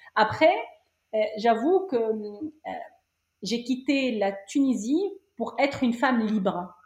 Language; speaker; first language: French; non-native, local second language; Arabic